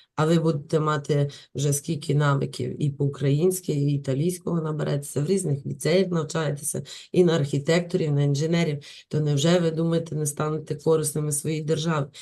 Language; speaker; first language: Ukrainian; native; Ukrainian